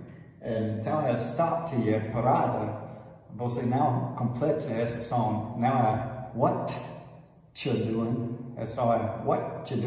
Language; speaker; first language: Portuguese; non-native, fluent; English